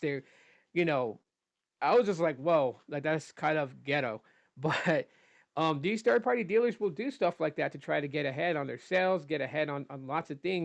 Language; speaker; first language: English; native; English